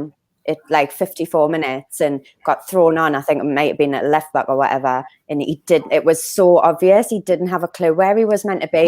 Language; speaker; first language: English; native; English